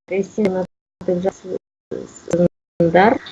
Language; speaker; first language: Kazakh; non-native, learner; Russian